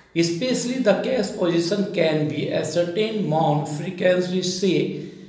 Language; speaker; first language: English; non-native, local second language; Hindi